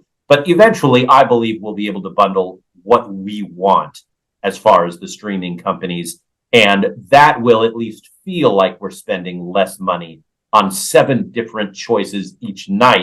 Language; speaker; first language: English; native; English